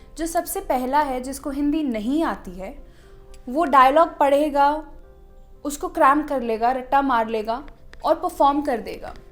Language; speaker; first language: Hindi; non-native, local second language; Punjabi